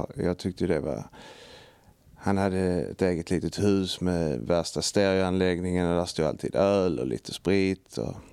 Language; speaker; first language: Swedish; native; Swedish